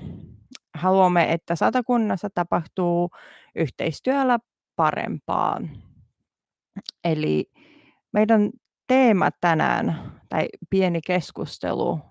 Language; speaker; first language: Finnish; non-native, learner; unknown